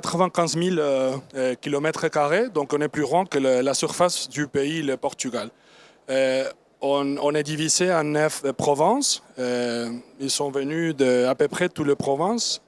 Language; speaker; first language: French; non-native, learner; Spanish